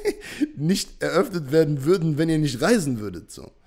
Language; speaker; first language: German; native; German